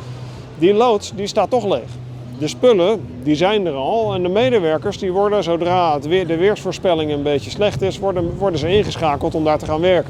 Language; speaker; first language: Dutch; native; Dutch